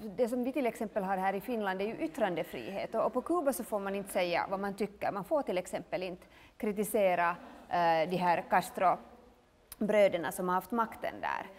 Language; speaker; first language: Swedish; native; Swedish